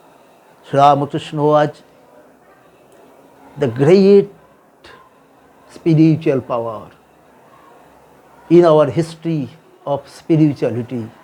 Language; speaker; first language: English; non-native, local second language; Bangla